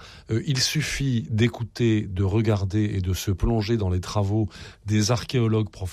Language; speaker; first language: French; native; French